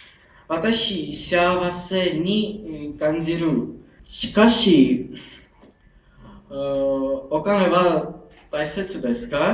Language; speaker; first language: Japanese; non-native, learner; Armenian